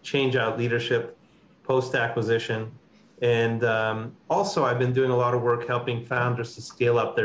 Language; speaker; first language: English; native; English